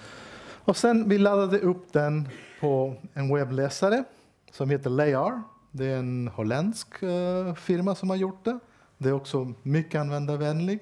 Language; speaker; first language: Swedish; non-native, fluent; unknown